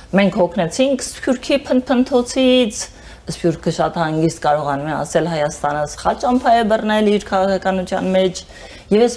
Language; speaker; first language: Armenian; early bilingual, heritage; Armenian